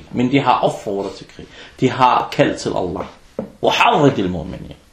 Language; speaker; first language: Danish; non-native, fluent; Arabic